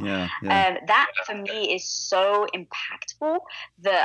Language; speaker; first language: English; native; English